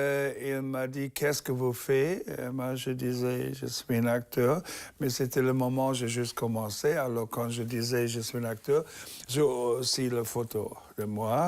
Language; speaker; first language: French; non-native, learner; German